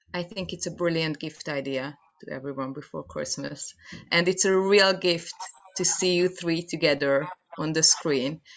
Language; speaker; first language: English; non-native, fluent; Hungarian